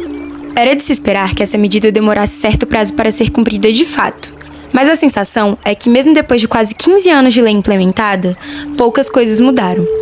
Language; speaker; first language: Portuguese; native; Portuguese